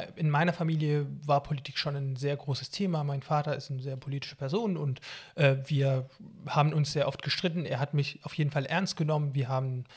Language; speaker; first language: German; non-native, fluent; Arabic